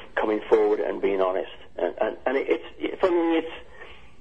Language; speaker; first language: English; native; English